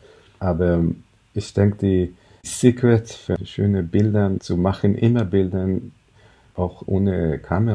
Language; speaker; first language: German; non-native, fluent; Hebrew